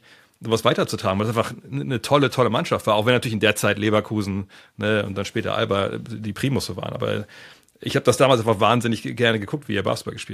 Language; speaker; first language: German; native; German